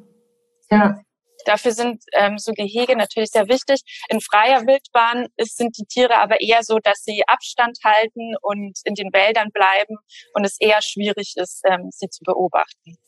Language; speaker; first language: German; native; German